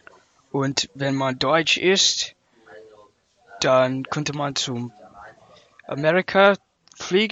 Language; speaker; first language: German; non-native, learner; English